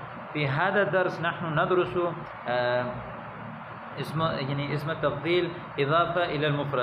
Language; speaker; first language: Arabic; non-native, fluent; Urdu